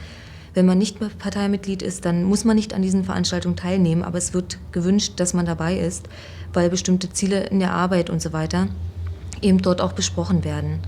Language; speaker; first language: German; native; German